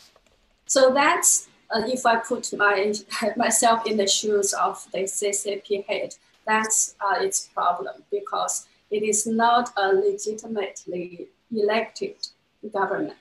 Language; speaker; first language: English; non-native, fluent; Chinese